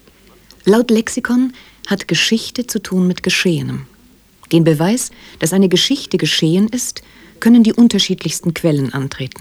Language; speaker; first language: German; native; German